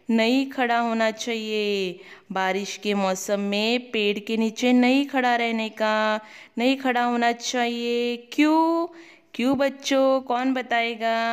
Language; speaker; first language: Hindi; non-native, local second language; Marathi